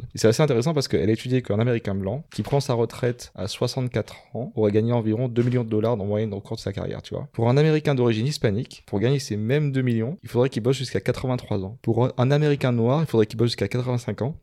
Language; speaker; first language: French; non-native, fluent; Swedish